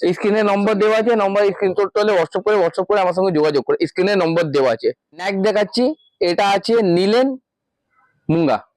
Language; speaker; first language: Bangla; non-native, local second language; Hindi